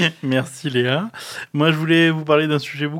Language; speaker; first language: French; native; French